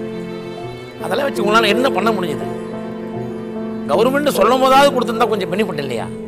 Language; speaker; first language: Tamil; native; Tamil